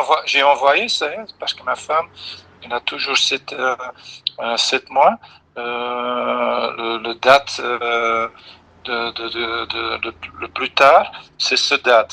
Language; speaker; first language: French; non-native, local second language; Dutch